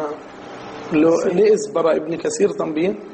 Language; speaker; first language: Spanish; non-native, learner; Arabic